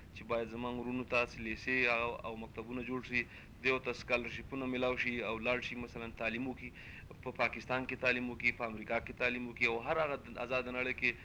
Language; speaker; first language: Pashto; non-native, local second language; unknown